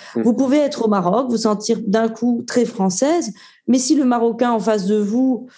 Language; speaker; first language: French; native; French